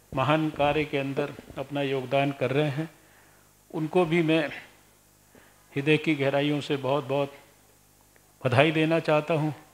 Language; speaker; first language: Hindi; native; Hindi